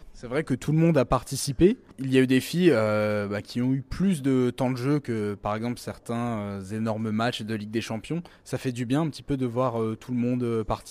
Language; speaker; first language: French; native; French